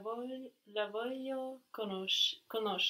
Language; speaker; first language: Italian; non-native, learner; English